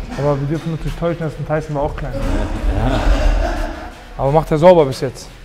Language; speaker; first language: German; early bilingual, other home language; Kurdish